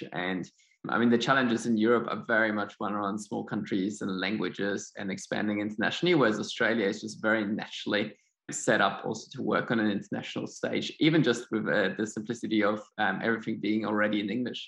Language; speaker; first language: English; non-native, fluent; German